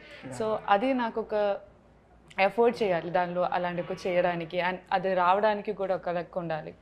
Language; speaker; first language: Telugu; non-native, learner; Malayalam